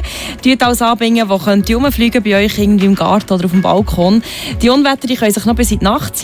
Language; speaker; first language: German; native; German